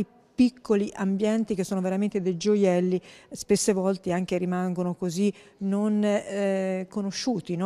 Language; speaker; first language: Italian; native; Italian